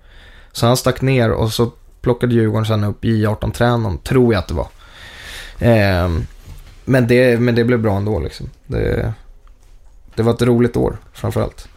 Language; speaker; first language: Swedish; native; Swedish